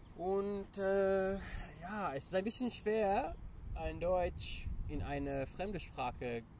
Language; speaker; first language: German; non-native, learner; English